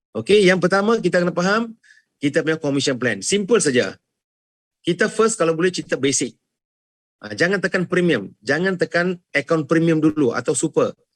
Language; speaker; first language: Malay; non-native, local second language; Tamil